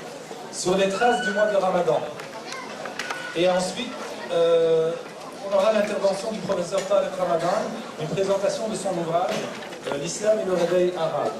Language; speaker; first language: French; native; French